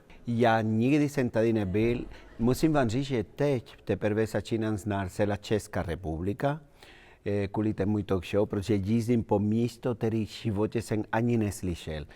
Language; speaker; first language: Czech; non-native, fluent; Spanish